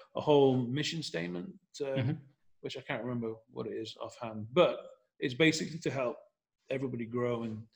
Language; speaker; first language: English; native; English